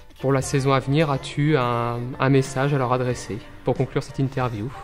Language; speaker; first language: French; native; French